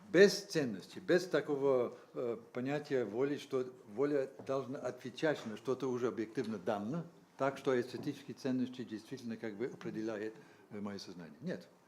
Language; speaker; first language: Russian; non-native, fluent; English